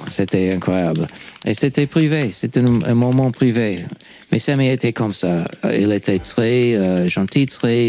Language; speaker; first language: French; non-native, fluent; English